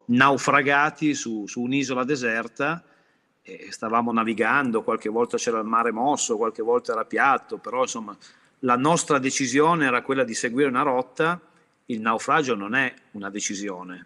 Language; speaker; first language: Italian; native; Italian